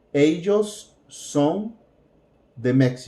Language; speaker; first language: Spanish; non-native, fluent; English